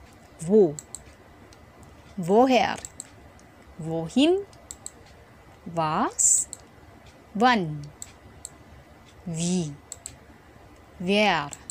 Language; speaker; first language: German; non-native, fluent; Indonesian